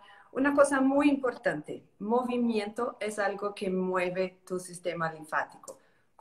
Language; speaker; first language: Spanish; non-native, learner; Portuguese